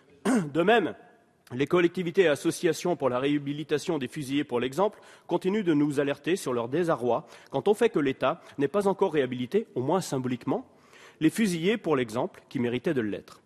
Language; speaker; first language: French; native; French